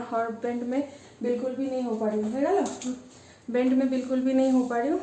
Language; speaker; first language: Hindi; non-native, local second language; Bangla